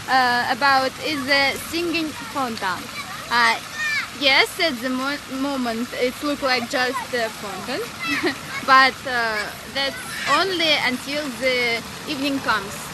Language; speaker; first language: English; non-native, learner; Russian